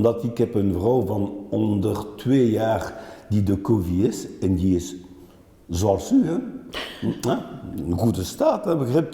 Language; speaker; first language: Dutch; non-native, local second language; French